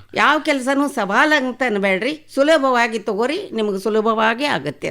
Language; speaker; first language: Kannada; native; Kannada